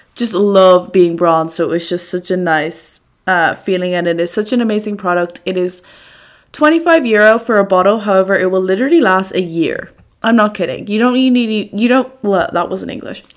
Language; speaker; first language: English; native; English